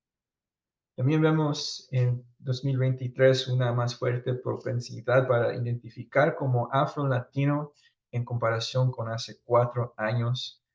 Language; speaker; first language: Spanish; early bilingual, heritage; Spanish